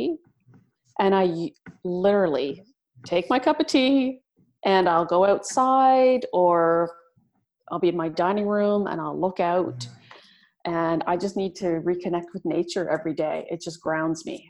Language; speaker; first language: English; native; English